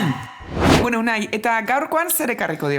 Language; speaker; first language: Basque; native; Basque